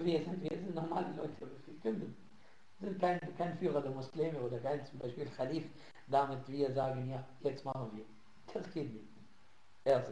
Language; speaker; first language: German; non-native, fluent; Arabic